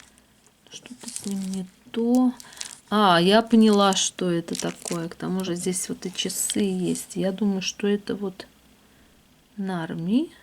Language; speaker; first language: Russian; native; Russian